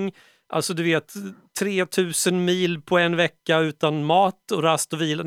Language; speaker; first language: Swedish; native; Swedish